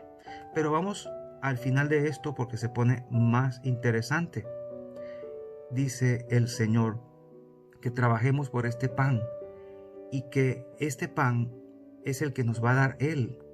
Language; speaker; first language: Spanish; native; Spanish